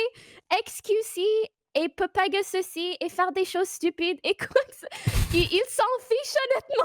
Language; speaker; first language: French; non-native, fluent; English